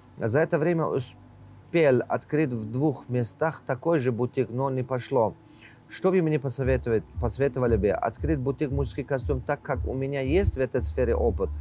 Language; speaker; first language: Russian; non-native, local second language; Tajik